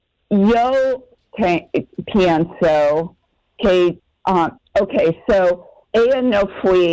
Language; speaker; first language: Spanish; non-native, fluent; English